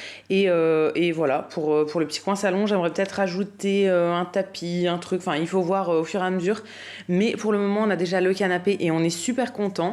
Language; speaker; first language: French; native; French